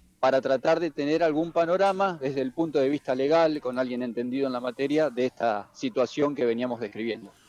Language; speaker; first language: Spanish; native; Spanish